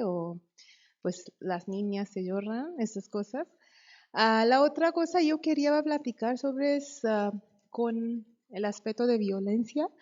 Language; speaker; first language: Spanish; non-native, fluent; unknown